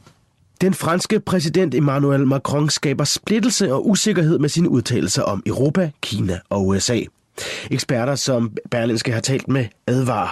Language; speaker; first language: Danish; native; Danish